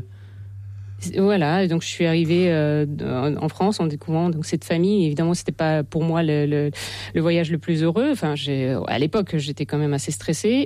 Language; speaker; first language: French; non-native, fluent; Russian